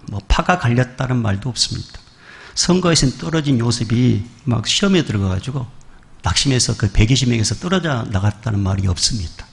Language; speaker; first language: Korean; native; Korean